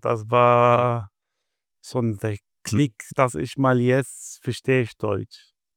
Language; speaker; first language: German; non-native, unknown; Arabic